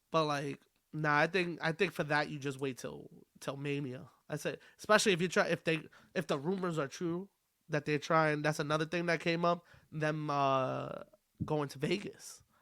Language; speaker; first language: English; native; English